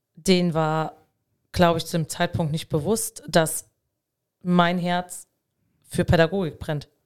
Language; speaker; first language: German; native; German